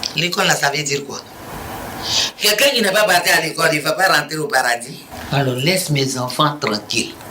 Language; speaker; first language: French; non-native, local second language; Mandingo